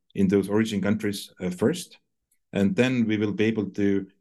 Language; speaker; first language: English; non-native, fluent; Estonian